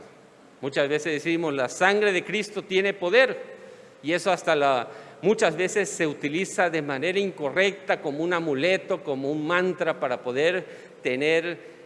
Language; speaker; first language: Spanish; native; Spanish